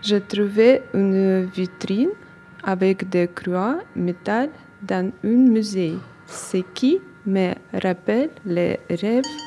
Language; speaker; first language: French; non-native, learner; Russian